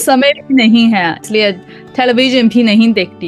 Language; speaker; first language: Hindi; non-native, learner; Chinese